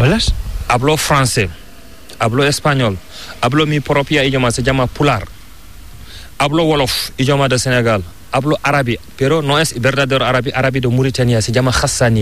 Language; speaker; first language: Spanish; non-native, learner; Fula